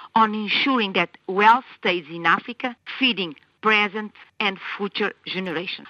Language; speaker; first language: English; non-native, fluent; Kabuverdianu